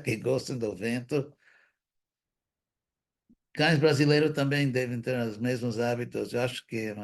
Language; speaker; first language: Portuguese; non-native, fluent; English